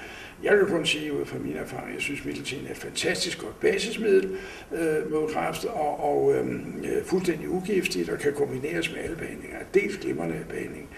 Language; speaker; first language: Danish; native; Danish